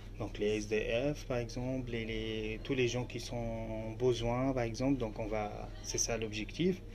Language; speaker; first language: French; non-native, fluent; Arabic